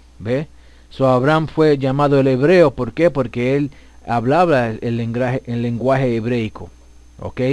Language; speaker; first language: Spanish; early bilingual, heritage; Spanish